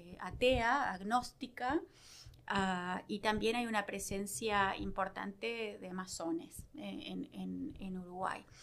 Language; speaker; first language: Spanish; native; Spanish